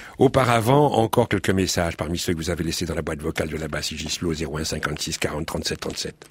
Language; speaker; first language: French; native; French